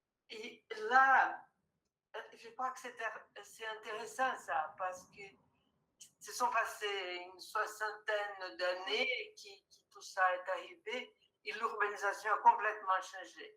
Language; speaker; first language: French; non-native, fluent; Portuguese